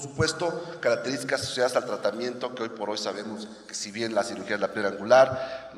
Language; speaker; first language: Spanish; native; Spanish